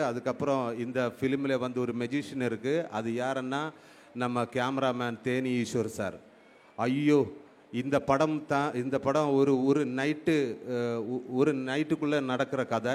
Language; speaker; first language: Tamil; non-native, local second language; Malayalam